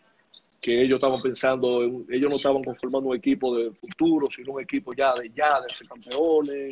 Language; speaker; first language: Spanish; native; Spanish